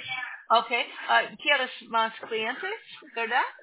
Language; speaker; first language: Spanish; non-native, learner; English